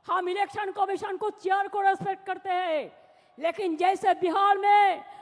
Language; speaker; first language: Hindi; non-native, local second language; Bangla